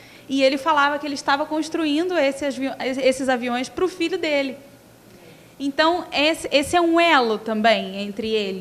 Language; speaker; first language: Portuguese; native; Portuguese